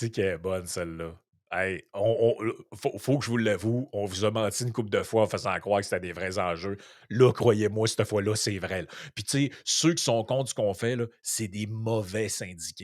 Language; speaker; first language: French; native; French